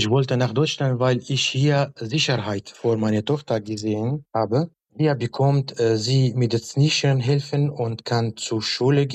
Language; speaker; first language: German; non-native, learner; Arabic